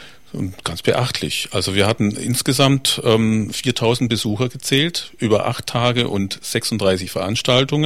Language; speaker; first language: German; native; German